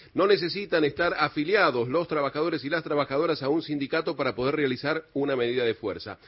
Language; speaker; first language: Spanish; native; Spanish